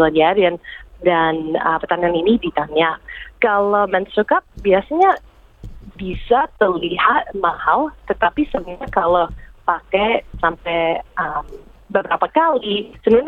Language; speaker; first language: Indonesian; early bilingual, heritage; English